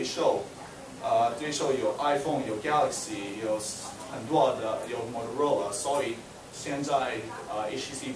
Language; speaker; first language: Chinese; non-native, learner; English